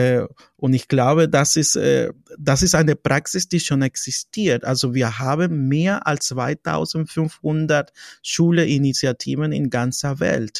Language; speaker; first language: German; non-native, fluent; Spanish